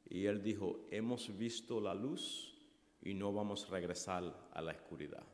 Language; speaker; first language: Spanish; early bilingual, heritage; Spanish